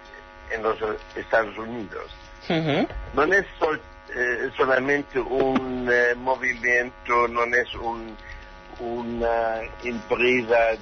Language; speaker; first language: Spanish; non-native, learner; German